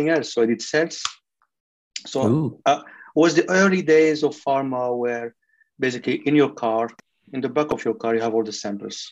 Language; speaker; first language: English; non-native, fluent; French